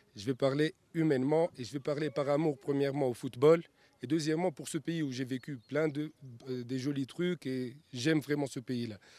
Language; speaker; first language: French; non-native, local second language; Arabic